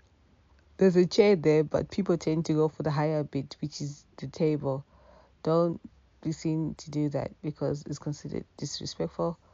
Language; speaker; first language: English; non-native, local second language; Shona